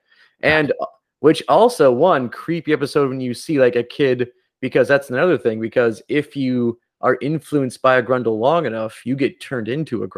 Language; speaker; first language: English; native; English